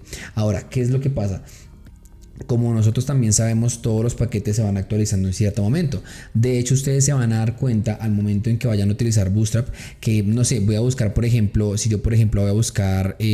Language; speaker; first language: Spanish; native; Spanish